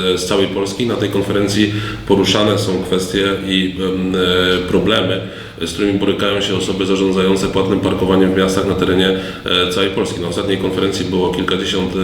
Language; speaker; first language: Polish; native; Polish